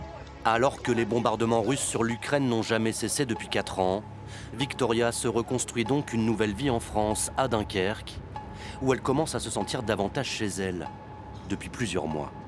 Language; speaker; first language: French; native; French